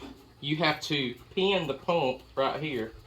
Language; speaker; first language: English; native; English